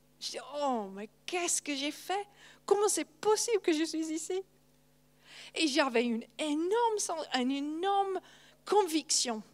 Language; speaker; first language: French; non-native, fluent; English